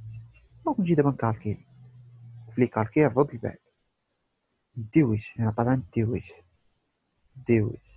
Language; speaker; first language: Arabic; native; Arabic